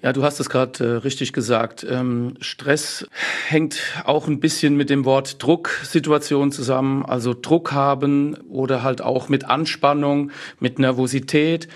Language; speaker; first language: German; native; German